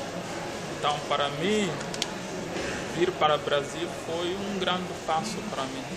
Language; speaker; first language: Portuguese; non-native, local second language; Upper Guinea Crioulo